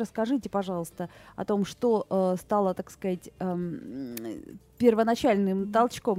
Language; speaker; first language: Russian; native; Russian